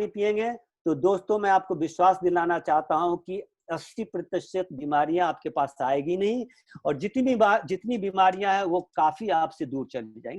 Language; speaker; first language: Hindi; native; Hindi